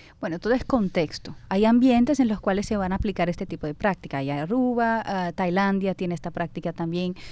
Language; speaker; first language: Spanish; non-native, fluent; Portuguese